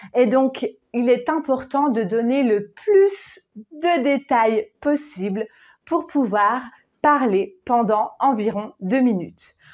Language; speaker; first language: French; native; French